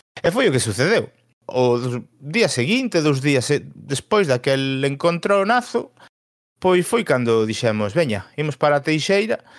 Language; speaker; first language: Galician; native; Galician